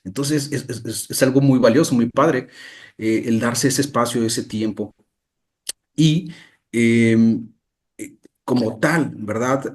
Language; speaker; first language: Spanish; native; Spanish